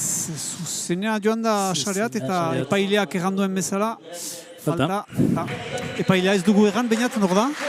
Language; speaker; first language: Basque; native; Basque